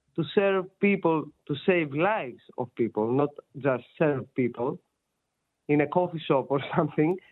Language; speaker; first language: English; non-native, fluent; Greek